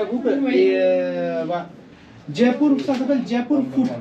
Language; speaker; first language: French; non-native, fluent; Hindi